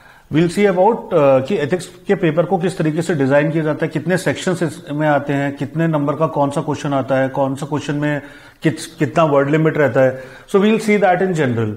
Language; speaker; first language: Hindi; native; Hindi